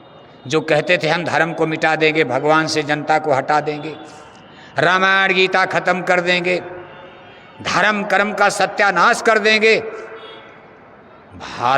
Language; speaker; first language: Hindi; native; Hindi